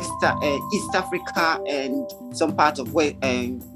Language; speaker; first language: English; non-native, local second language; Ibibio